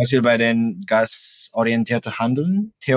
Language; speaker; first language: German; non-native, fluent; Indonesian